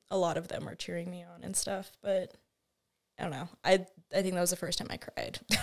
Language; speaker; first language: English; native; English